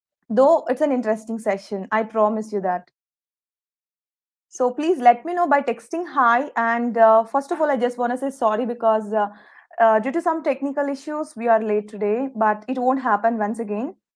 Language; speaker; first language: English; non-native, local second language; Telugu